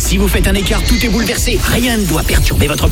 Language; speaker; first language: French; native; French